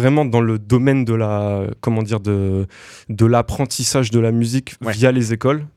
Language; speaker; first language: French; native; French